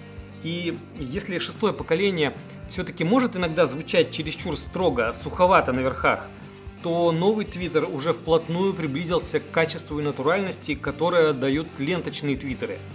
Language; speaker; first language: Russian; native; Russian